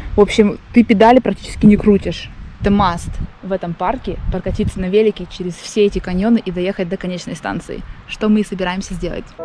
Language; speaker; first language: Russian; native; Russian